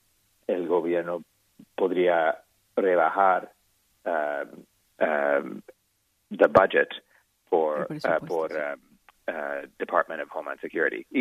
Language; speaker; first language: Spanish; non-native, learner; English